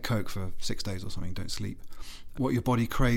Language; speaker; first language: English; native; English